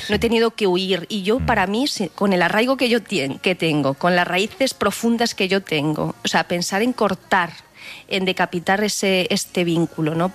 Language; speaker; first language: Spanish; native; Spanish